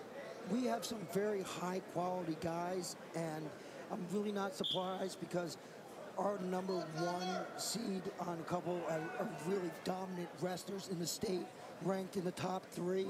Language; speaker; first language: English; native; English